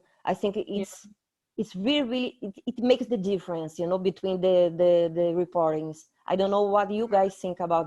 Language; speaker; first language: English; non-native, fluent; Portuguese